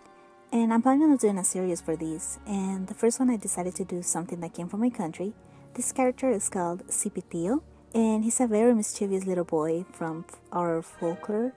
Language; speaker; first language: English; non-native, fluent; Spanish